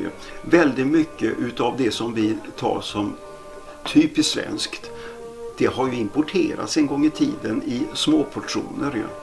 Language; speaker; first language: Swedish; native; Swedish